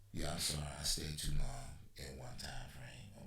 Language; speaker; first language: English; native; English